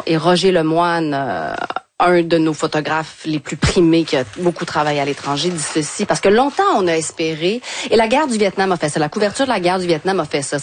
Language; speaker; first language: French; native; French